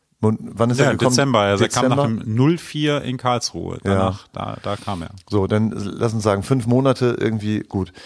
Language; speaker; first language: German; native; German